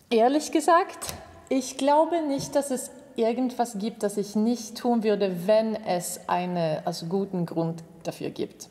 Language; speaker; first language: German; non-native, fluent; Swedish